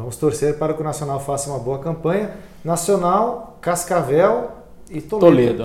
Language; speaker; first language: Portuguese; native; Portuguese